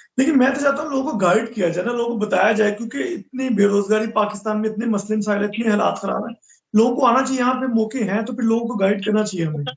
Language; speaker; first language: Urdu; non-native, local second language; Punjabi